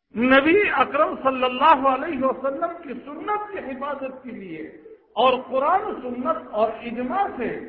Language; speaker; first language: Urdu; non-native, local second language; Pashto